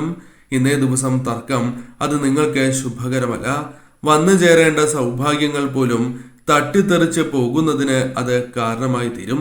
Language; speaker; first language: Malayalam; native; Malayalam